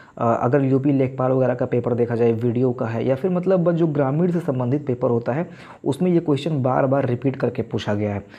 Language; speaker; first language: Hindi; native; Hindi